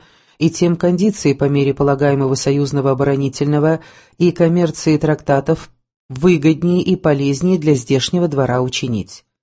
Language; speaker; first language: Russian; native; Russian